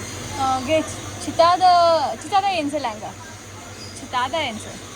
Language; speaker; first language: Chinese; non-native, learner; Kannada